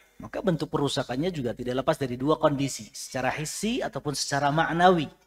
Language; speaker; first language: Indonesian; native; Indonesian